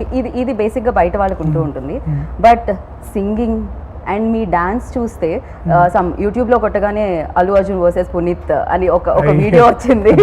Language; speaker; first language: Telugu; native; Telugu